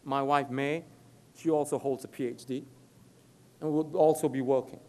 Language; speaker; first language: English; native; English